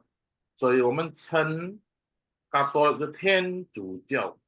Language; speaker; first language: Chinese; non-native, fluent; Indonesian